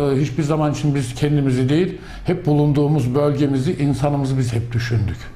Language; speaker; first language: Turkish; native; Turkish